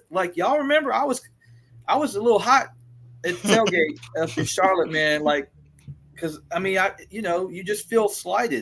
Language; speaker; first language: English; native; English